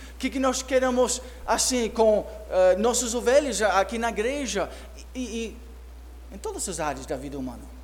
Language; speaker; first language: Portuguese; non-native, fluent; English